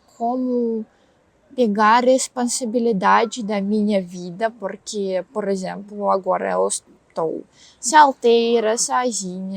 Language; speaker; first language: Portuguese; non-native, learner; Russian